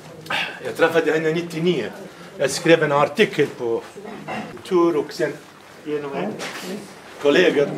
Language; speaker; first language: Swedish; non-native, fluent; Arabic